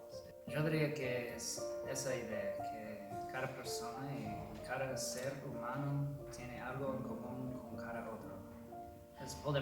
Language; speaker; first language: Spanish; non-native, fluent; English